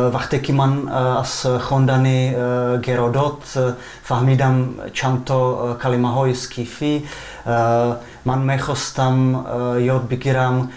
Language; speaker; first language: Persian; non-native, fluent; Czech